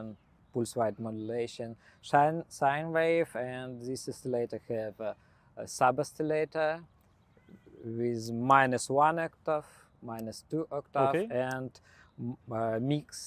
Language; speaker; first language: English; non-native, learner; Belarusian